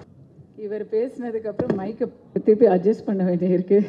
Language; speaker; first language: Tamil; native; Tamil